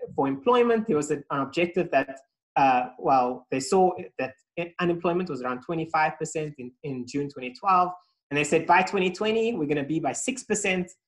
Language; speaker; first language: English; native; English